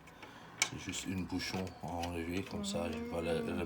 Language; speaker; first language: French; non-native, fluent; Dutch